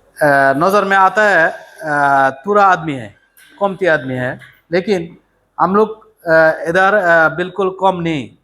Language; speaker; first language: Hindi; non-native, learner; Bangla